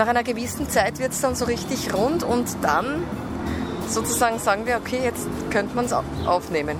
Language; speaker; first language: German; native; German